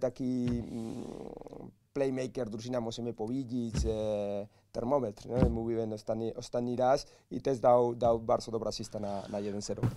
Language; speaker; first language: Polish; non-native, learner; Spanish